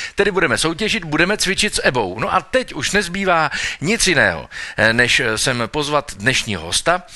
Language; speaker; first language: Czech; native; Czech